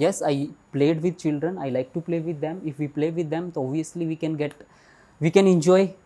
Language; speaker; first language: English; non-native, local second language; Hindi